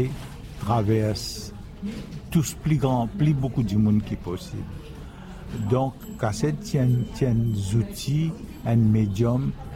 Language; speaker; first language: French; non-native, local second language; Morisyen